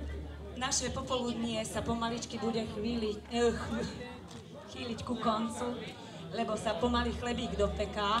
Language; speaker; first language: Slovak; native; Slovak